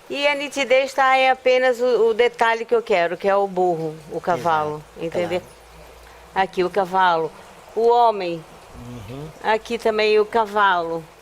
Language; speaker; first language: Portuguese; native; Portuguese